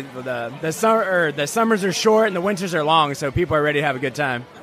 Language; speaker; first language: English; native; English